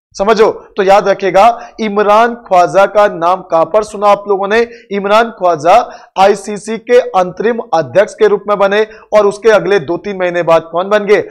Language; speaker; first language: Hindi; native; Hindi